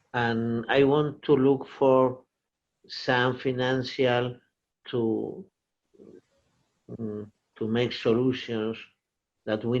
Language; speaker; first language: English; non-native, learner; Portuguese